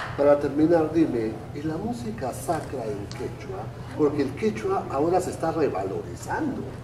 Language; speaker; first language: Spanish; native; Spanish